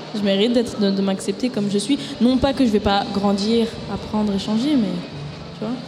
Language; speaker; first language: French; native; French